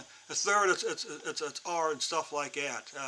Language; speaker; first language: English; native; English